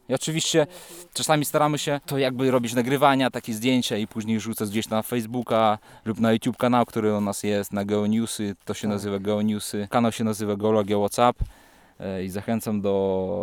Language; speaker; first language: Polish; non-native, fluent; Russian